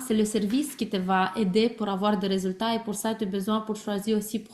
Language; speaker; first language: French; non-native, learner; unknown